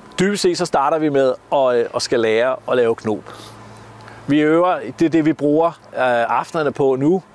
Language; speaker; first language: Danish; native; Danish